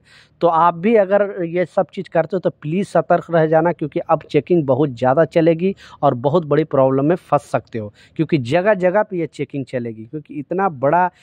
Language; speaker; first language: Hindi; native; Hindi